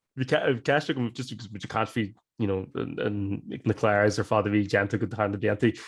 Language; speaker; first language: Irish; non-native, local second language; English